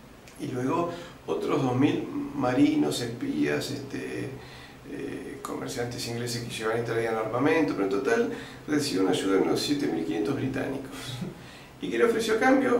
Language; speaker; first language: Spanish; native; Spanish